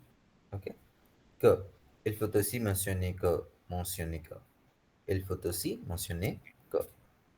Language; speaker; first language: French; non-native, fluent; Hindi